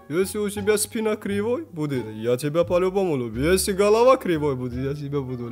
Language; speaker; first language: Russian; non-native, learner; Tajik